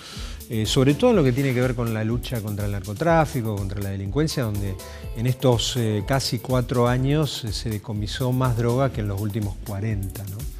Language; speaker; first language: Spanish; native; Spanish